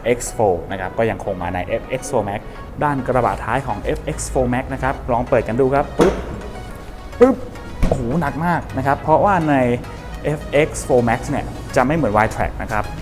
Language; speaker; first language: Thai; native; Thai